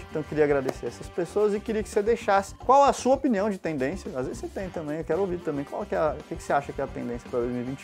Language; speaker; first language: Portuguese; native; Portuguese